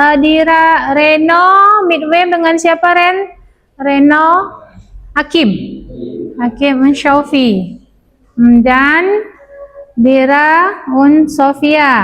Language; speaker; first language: Indonesian; native; Indonesian